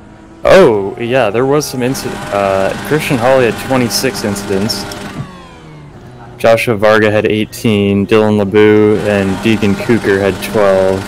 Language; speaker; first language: English; native; English